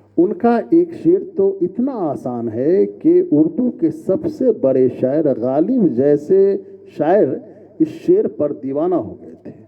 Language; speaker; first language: Urdu; native; Urdu